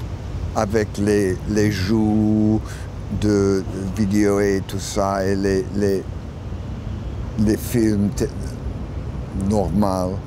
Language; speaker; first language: French; non-native, learner; English